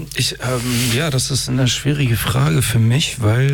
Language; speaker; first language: German; early bilingual, other home language; Persian